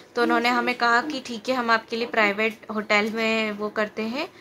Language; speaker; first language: Hindi; native; Hindi